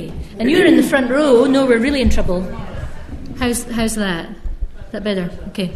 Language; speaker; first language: English; native; English